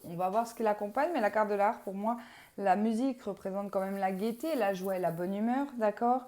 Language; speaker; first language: French; native; French